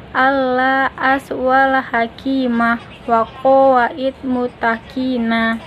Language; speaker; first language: Arabic; non-native, learner; Indonesian